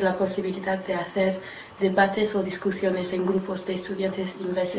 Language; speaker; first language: Spanish; non-native, learner; English